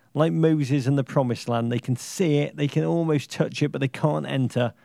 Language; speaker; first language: English; native; English